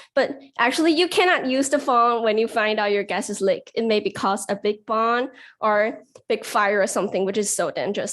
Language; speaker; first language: English; non-native, learner; Chinese